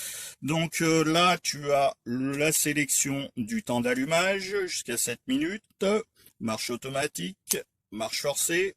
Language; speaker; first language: French; native; French